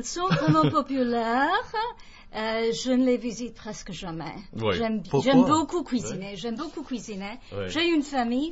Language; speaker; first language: French; non-native, fluent; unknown